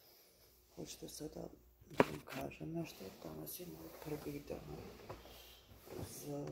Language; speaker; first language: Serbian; early bilingual, heritage; Bosnian